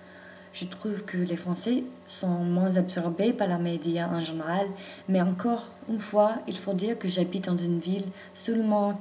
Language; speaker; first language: French; non-native, fluent; English